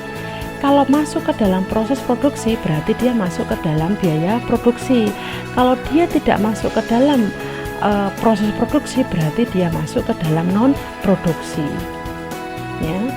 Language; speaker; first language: Indonesian; native; Indonesian